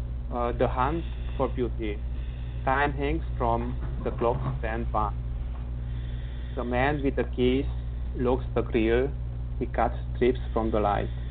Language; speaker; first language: English; non-native, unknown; Hungarian